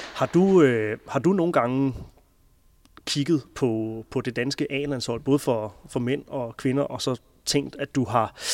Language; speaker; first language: Danish; native; Danish